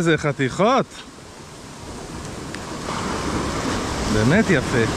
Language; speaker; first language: Hebrew; native; Hebrew